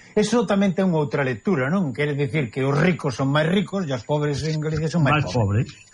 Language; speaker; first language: Galician; native; Galician